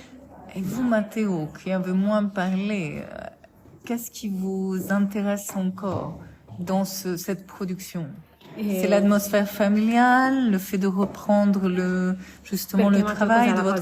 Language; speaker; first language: French; native; French